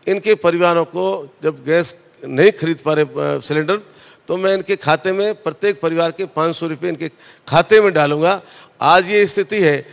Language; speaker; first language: Hindi; native; Hindi